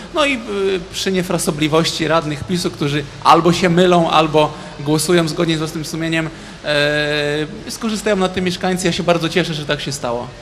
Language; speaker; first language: Polish; native; Polish